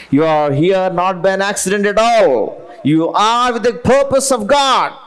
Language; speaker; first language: English; non-native, local second language; Telugu